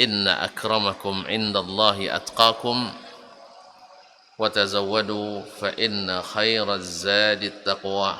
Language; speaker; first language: Arabic; non-native, fluent; Indonesian